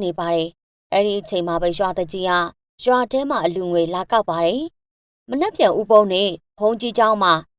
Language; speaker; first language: Burmese; native; Burmese